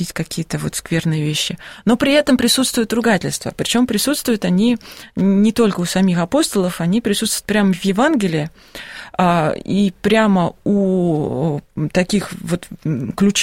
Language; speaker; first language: Russian; native; Russian